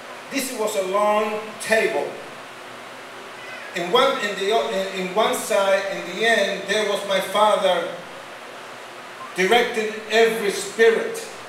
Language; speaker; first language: English; non-native, fluent; Spanish